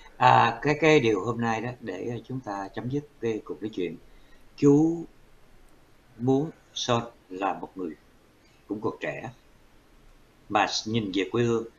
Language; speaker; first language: Vietnamese; native; Vietnamese